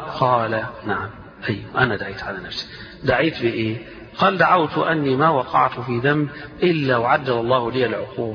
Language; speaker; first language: Arabic; native; Arabic